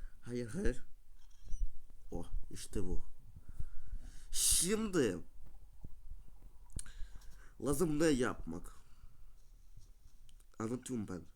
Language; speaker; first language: Turkish; non-native, learner; Russian